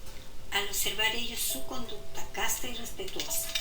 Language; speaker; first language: Spanish; native; Spanish